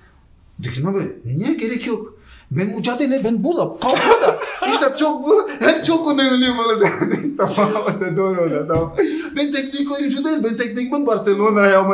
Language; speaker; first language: Turkish; non-native, learner; Portuguese